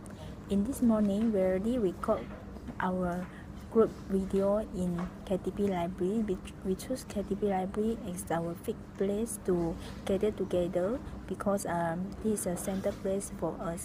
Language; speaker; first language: English; non-native, local second language; Malay